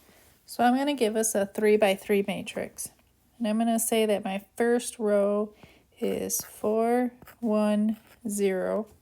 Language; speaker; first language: English; native; English